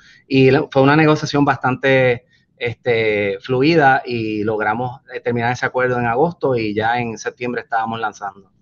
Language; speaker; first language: Spanish; native; Spanish